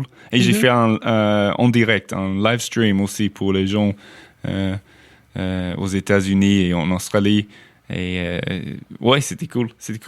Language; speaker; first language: French; non-native, fluent; English